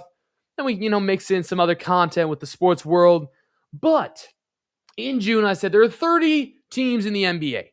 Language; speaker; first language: English; native; English